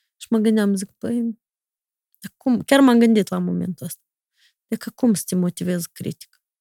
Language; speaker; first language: Romanian; native; Romanian